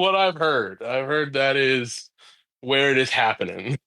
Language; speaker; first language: English; native; English